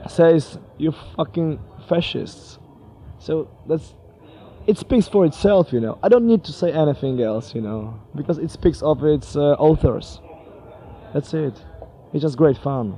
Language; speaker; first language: English; non-native, fluent; Polish